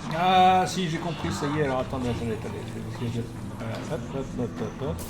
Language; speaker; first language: French; native; French